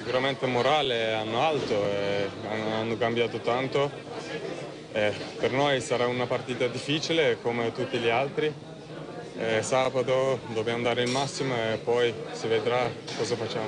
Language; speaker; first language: Italian; non-native, fluent; Turkish